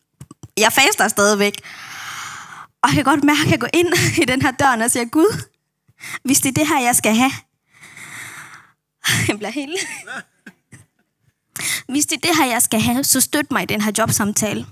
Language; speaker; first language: Danish; non-native, local second language; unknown